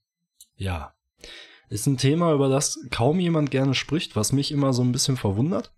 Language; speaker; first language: German; native; German